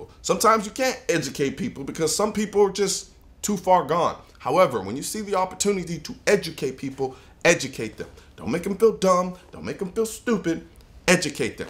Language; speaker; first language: English; native; English